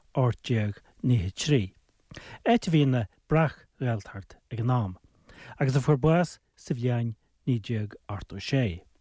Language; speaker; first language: Irish; native; Irish